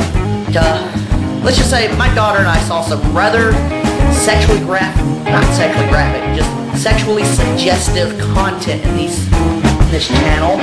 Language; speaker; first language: English; native; English